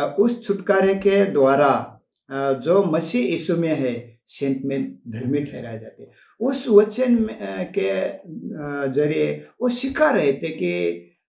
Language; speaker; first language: Hindi; non-native, local second language; Marathi